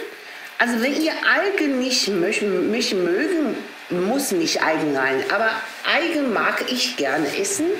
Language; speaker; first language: German; non-native, learner; Chinese